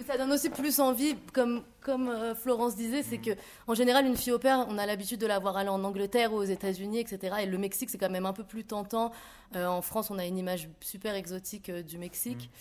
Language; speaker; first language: French; native; French